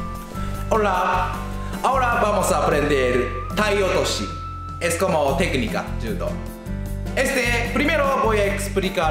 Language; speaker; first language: Spanish; non-native, learner; Japanese